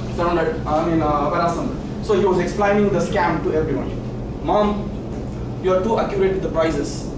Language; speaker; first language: English; non-native, local second language; Tamil